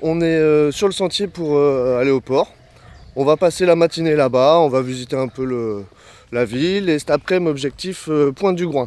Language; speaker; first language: French; native; French